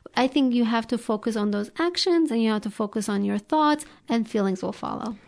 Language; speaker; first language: English; non-native, fluent; Turkish